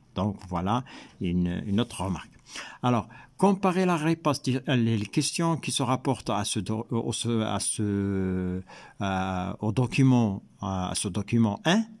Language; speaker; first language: French; non-native, local second language; Arabic